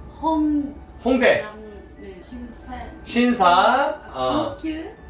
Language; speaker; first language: Korean; non-native, learner; Japanese